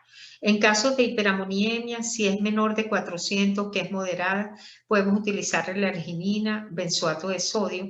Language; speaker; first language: Spanish; native; Spanish